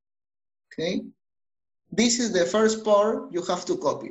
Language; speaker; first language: English; non-native, fluent; Spanish